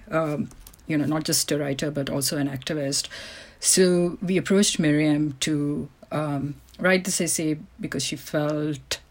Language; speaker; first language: English; non-native, local second language; Malayalam